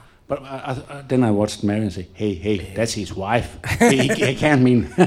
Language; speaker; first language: English; non-native, fluent; Danish